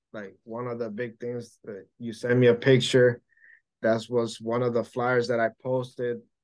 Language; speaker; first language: English; non-native, local second language; Spanish